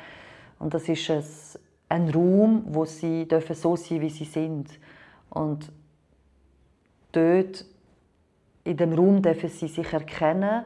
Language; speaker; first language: German; non-native, fluent; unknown